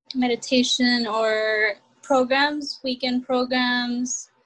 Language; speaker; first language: English; early bilingual, other home language; Spanish